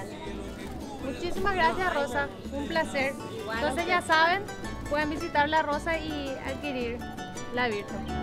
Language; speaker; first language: Spanish; native; Spanish